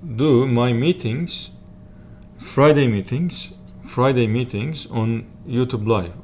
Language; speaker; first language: English; non-native, learner; Turkish